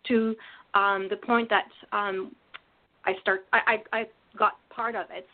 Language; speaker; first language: English; non-native, fluent; French